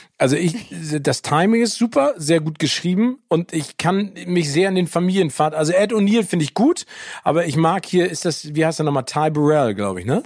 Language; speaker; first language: German; early bilingual, other home language; English